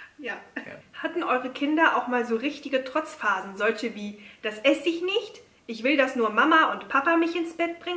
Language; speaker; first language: German; native; German